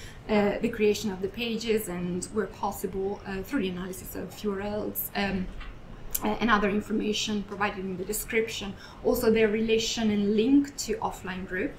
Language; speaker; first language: English; non-native, fluent; Italian